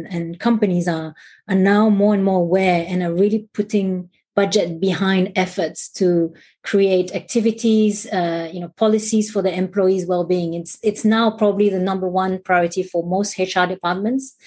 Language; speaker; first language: English; non-native, fluent; French